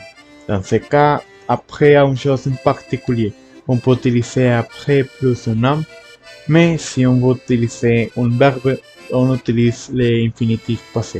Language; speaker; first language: French; non-native, learner; Spanish